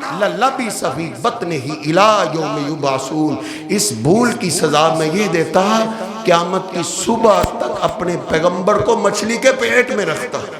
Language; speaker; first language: Urdu; non-native, local second language; Punjabi